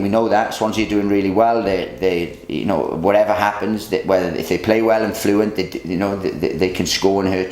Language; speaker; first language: English; native; English